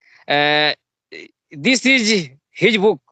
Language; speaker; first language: English; non-native, learner; Hindi